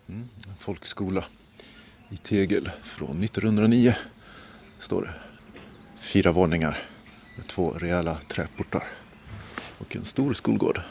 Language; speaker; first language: Swedish; native; Swedish